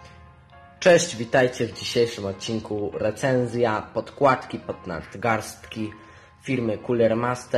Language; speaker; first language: Polish; native; Polish